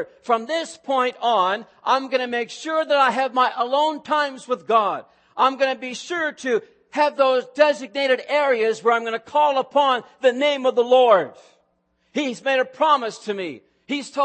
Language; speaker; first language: English; native; English